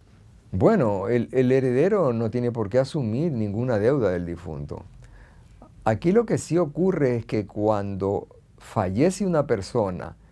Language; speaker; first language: Spanish; native; Spanish